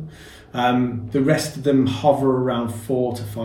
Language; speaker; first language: English; native; English